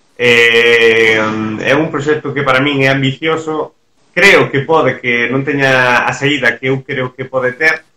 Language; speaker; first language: Galician; native; Galician